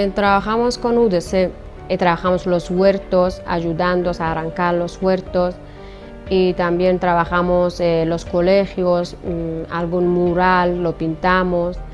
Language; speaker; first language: Spanish; non-native, learner; Persian